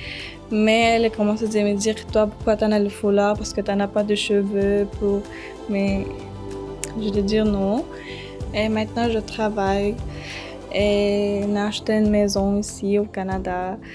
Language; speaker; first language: French; early bilingual, other home language; Arabic